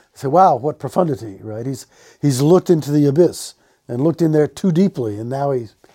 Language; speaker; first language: English; native; English